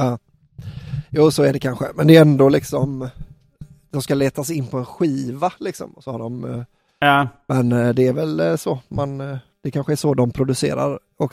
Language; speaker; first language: Swedish; native; Swedish